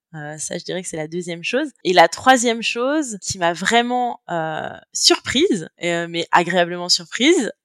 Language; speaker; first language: French; native; French